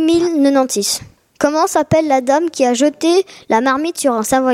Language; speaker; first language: French; native; French